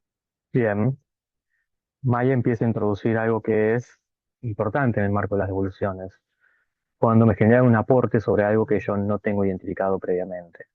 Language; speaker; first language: Spanish; native; Spanish